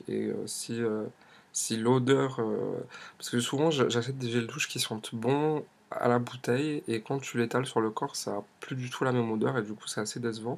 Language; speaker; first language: French; native; French